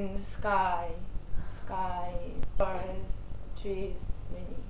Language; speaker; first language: English; non-native, learner; Japanese